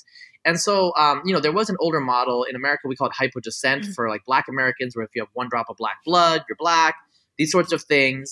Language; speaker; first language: English; early bilingual, other home language; Bangla